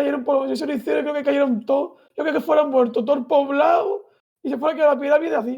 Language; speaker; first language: Spanish; native; Spanish